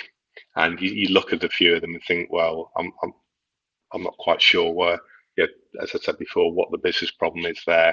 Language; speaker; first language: English; native; English